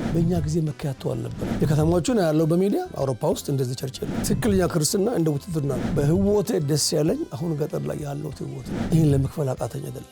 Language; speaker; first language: Amharic; native; Amharic